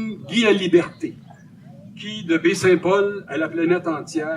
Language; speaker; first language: French; native; French